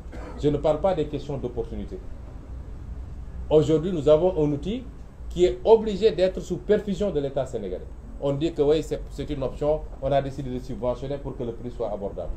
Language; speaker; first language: French; non-native, local second language; Wolof